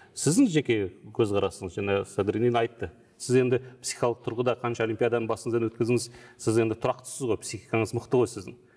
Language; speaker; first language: Kazakh; native; Kazakh